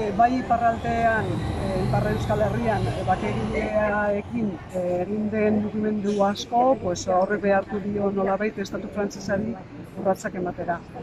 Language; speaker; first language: Basque; non-native, local second language; Spanish